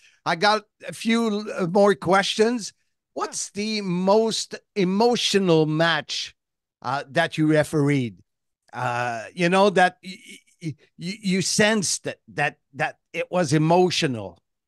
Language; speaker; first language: English; non-native, fluent; French